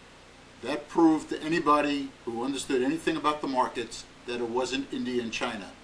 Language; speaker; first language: English; native; English